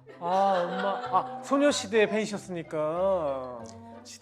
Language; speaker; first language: Korean; native; Korean